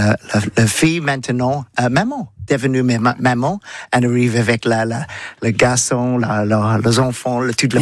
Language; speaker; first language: French; non-native, learner; English